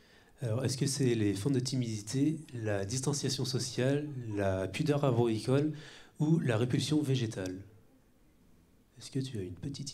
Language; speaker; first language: French; native; French